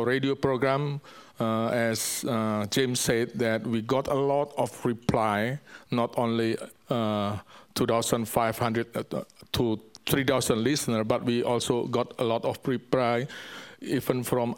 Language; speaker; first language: English; non-native, learner; Indonesian